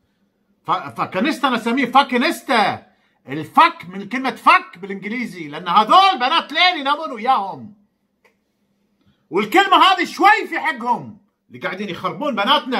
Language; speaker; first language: Arabic; native; Arabic